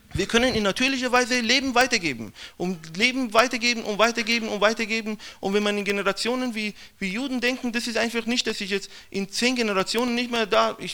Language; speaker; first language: German; non-native, fluent; Persian